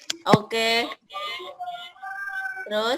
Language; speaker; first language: Indonesian; native; Indonesian